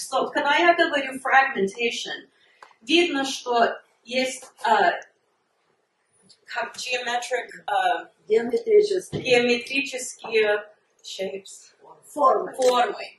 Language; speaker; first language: Russian; early bilingual, heritage; Russian